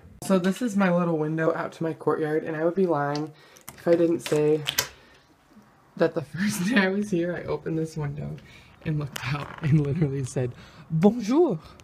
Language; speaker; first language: English; native; English